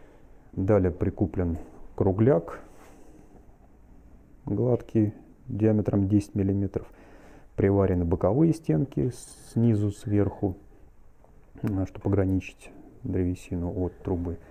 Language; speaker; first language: Russian; native; Russian